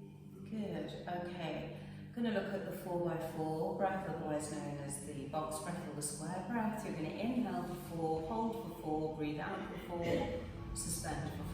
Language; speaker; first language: English; native; English